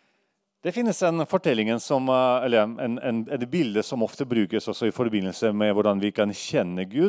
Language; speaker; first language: Norwegian; non-native, fluent; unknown